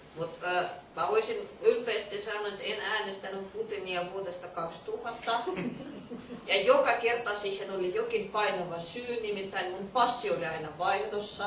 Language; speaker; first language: Finnish; non-native, fluent; Russian